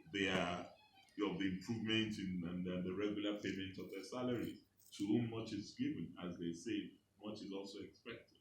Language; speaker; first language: English; non-native, local second language; Yoruba